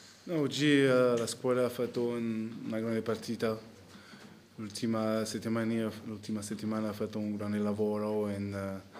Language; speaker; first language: Italian; non-native, learner; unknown